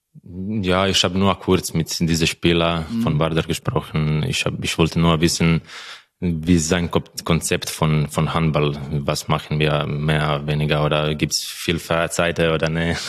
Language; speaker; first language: German; non-native, learner; Croatian